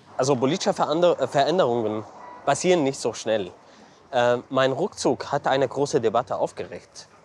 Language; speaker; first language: German; non-native, fluent; Arabic